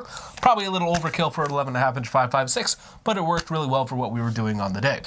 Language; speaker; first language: English; native; English